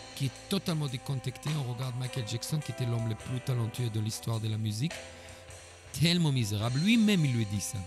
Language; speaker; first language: French; non-native, fluent; Hebrew